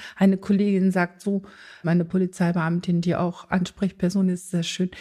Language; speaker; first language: German; early bilingual, other home language; Turkish